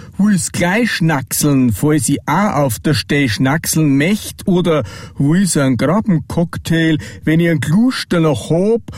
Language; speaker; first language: German; native; German